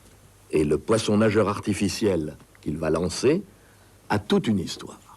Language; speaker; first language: French; native; French